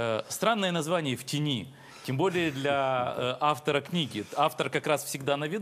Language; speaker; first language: Ukrainian; native; Ukrainian